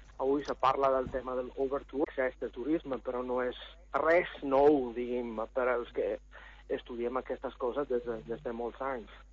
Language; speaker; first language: Catalan; non-native, fluent; Italian